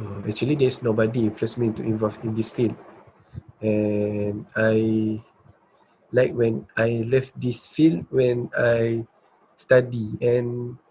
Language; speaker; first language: English; non-native, learner; Malay